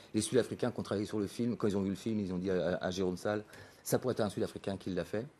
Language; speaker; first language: French; native; French